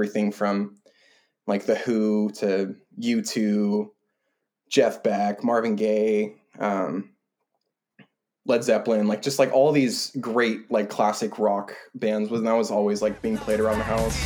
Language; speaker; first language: English; native; English